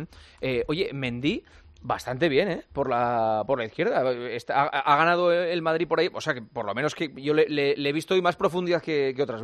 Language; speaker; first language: Spanish; native; Spanish